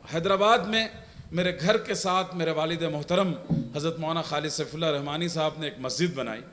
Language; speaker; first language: Urdu; native; Urdu